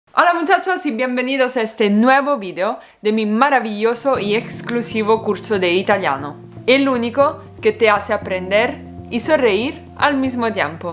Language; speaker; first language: Spanish; non-native, fluent; Italian